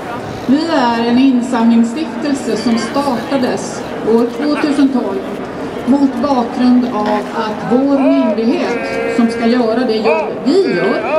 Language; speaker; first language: Swedish; native; Swedish